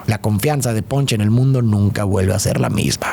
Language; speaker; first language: Spanish; native; Spanish